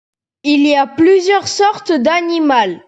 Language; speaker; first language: French; non-native, learner; Tamil